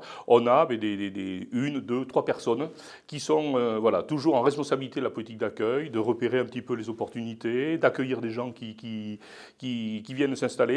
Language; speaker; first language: French; native; French